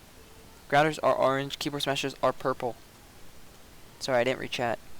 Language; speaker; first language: English; native; English